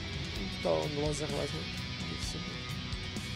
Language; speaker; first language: Russian; native; Russian